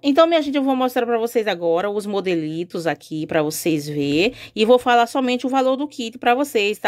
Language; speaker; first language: Portuguese; native; Portuguese